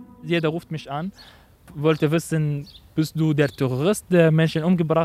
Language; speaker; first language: German; non-native, learner; Arabic